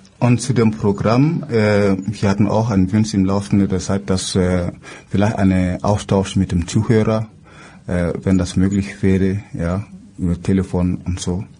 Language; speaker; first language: German; non-native, fluent; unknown